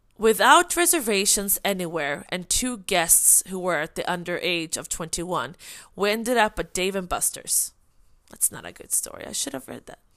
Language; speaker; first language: English; non-native, fluent; Swedish